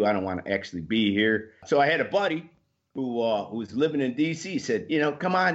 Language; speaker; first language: English; native; English